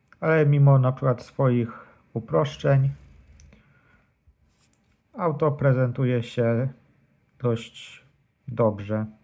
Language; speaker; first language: Polish; native; Polish